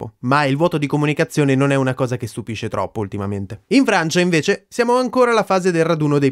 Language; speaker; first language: Italian; native; Italian